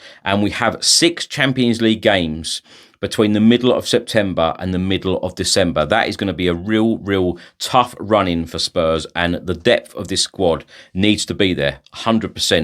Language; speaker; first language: English; native; English